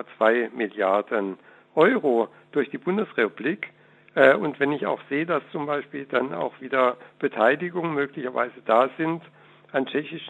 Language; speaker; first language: German; native; German